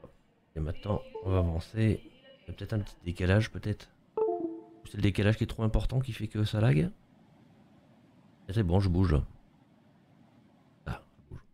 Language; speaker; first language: French; native; French